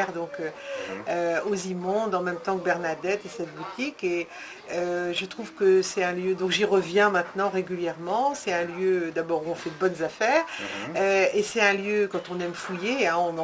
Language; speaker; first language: French; native; French